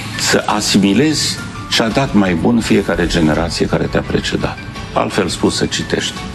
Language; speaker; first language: Romanian; native; Romanian